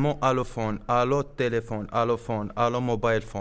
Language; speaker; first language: French; non-native, learner; Arabic